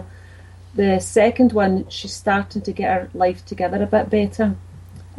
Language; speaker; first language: English; native; English